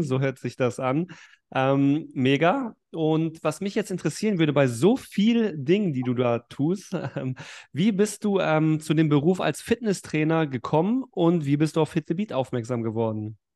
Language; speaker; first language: German; native; German